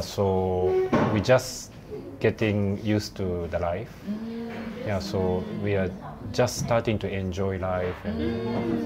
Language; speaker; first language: English; non-native, fluent; Japanese